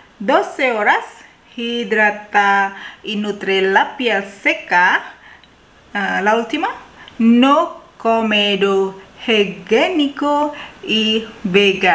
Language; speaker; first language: Spanish; non-native, learner; Indonesian